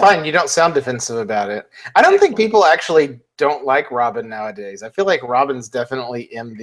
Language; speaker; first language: English; native; English